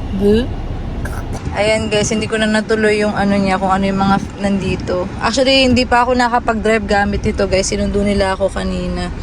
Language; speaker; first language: Filipino; native; Filipino